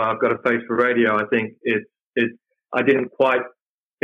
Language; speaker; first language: English; native; English